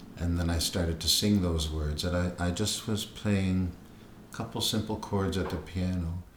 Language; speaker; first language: English; native; English